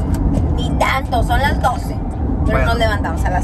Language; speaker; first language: Spanish; native; Spanish